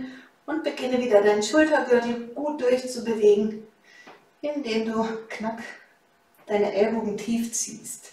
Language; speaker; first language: German; native; German